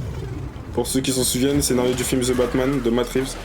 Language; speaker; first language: French; native; French